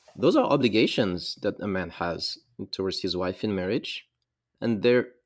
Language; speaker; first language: English; non-native, fluent; Arabic